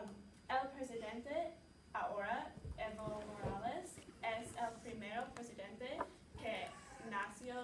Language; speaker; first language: Spanish; non-native, learner; English